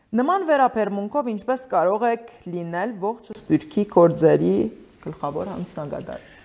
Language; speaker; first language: Armenian; native; Armenian